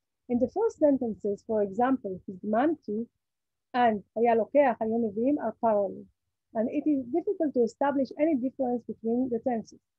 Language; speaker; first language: English; non-native, fluent; Hebrew